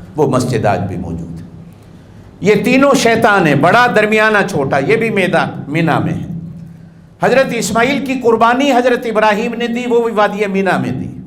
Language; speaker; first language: Urdu; native; Urdu